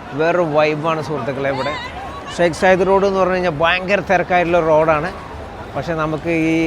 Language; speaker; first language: Malayalam; native; Malayalam